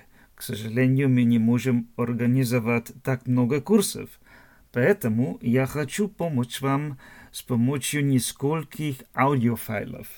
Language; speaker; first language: Russian; non-native, learner; German